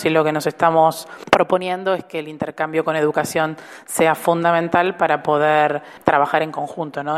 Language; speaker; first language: Spanish; native; Spanish